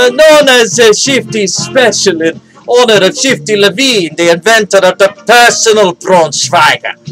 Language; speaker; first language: English; native; English